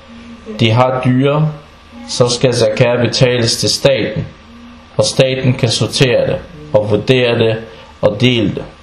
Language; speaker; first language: Danish; non-native, fluent; Arabic